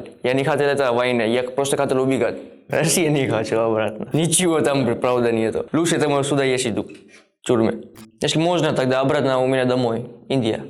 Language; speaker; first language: Russian; non-native, learner; Gujarati